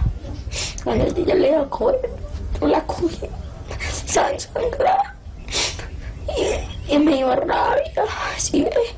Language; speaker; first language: Spanish; native; Spanish